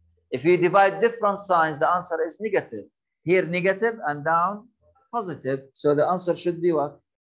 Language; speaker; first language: English; non-native, fluent; Arabic